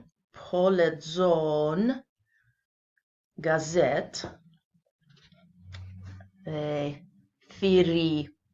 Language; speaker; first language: Albanian; non-native, learner; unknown